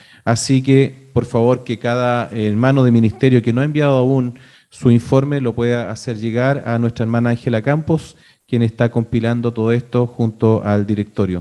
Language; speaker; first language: Spanish; native; Spanish